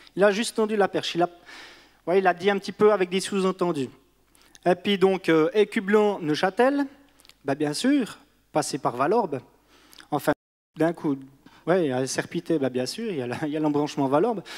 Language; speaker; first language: French; native; French